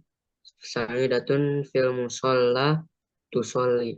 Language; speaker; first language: Arabic; non-native, learner; Indonesian